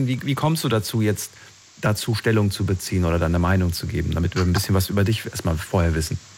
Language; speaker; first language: German; native; German